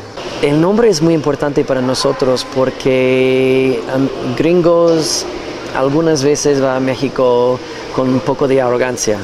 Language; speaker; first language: Spanish; non-native, learner; English